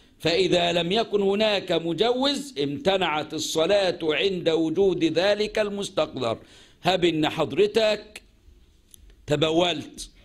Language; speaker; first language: Arabic; native; Arabic